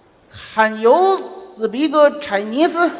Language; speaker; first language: English; non-native, learner; Chinese